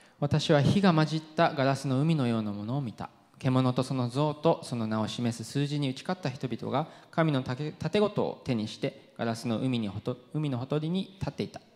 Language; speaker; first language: Japanese; non-native, fluent; English